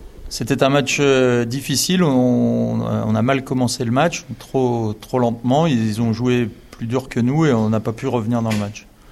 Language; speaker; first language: French; native; French